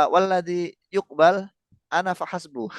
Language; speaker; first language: Arabic; non-native, fluent; Indonesian